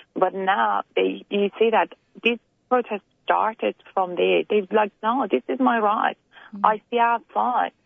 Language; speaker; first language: English; non-native, fluent; Persian